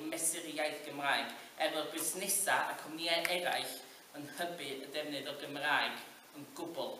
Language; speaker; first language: Welsh; native; Welsh